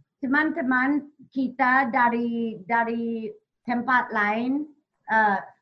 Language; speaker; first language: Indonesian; non-native, learner; English